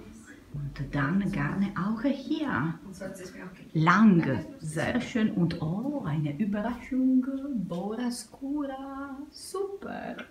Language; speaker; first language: German; non-native, learner; Italian